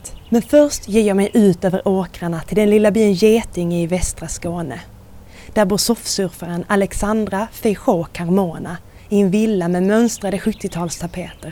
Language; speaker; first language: Swedish; native; Swedish